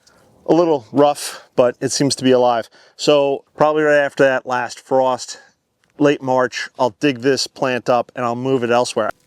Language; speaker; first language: English; native; English